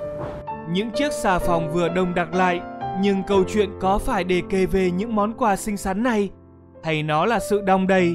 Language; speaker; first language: Vietnamese; native; Vietnamese